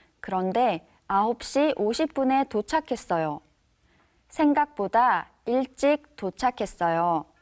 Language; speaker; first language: Korean; native; Korean